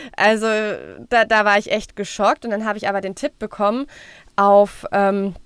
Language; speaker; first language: German; native; German